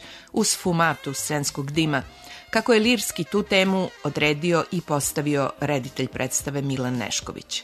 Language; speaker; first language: Serbian; native; Serbian